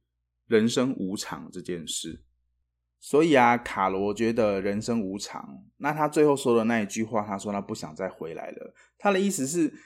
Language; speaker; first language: Chinese; native; Chinese